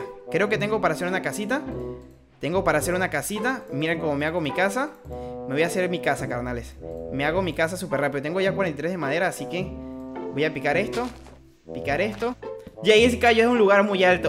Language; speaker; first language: Spanish; native; Spanish